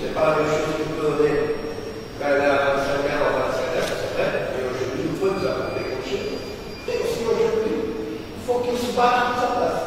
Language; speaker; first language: French; non-native, learner; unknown